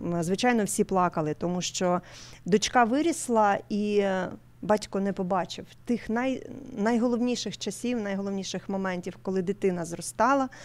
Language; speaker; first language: Ukrainian; native; Ukrainian